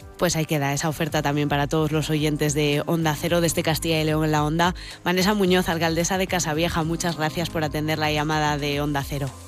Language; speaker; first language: Spanish; native; Spanish